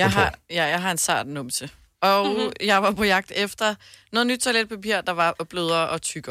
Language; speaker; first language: Danish; native; Danish